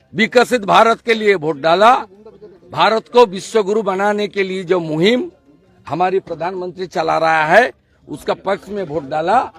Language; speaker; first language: Hindi; non-native, local second language; Bangla